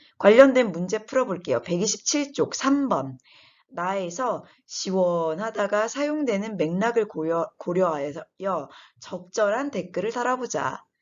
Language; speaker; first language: Korean; native; Korean